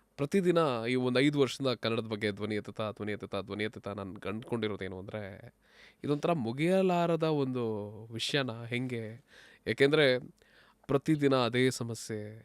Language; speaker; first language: Kannada; non-native, local second language; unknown